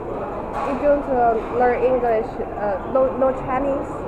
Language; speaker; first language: English; non-native, learner; Chinese